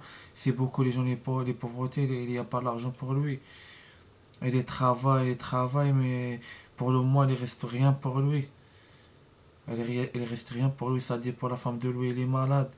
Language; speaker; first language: French; non-native, learner; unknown